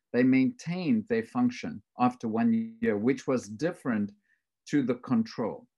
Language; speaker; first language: English; native; English